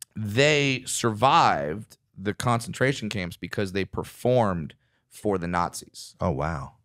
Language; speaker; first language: English; native; English